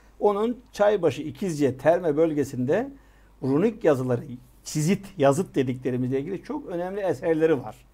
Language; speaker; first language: Turkish; native; Turkish